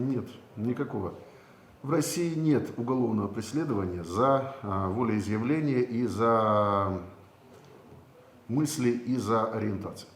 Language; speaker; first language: Russian; native; Russian